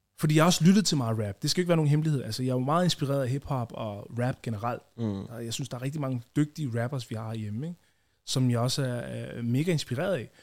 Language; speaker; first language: Danish; early bilingual, other home language; Ganda